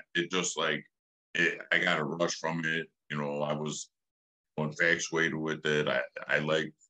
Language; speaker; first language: English; native; English